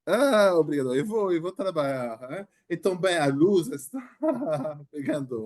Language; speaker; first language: Portuguese; non-native, learner; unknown